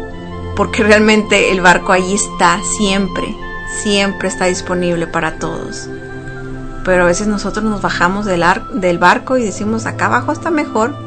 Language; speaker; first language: Spanish; native; Spanish